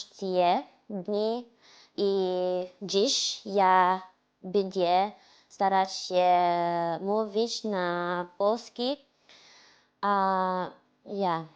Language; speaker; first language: Polish; non-native, learner; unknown